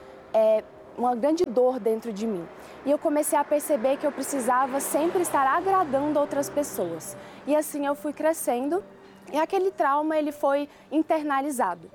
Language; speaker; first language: Portuguese; early bilingual, other home language; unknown